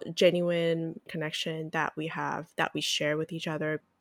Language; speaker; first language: English; non-native, local second language; Cantonese